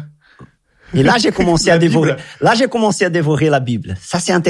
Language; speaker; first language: French; non-native, fluent; Portuguese